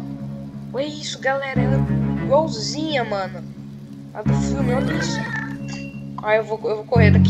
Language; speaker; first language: Portuguese; native; Portuguese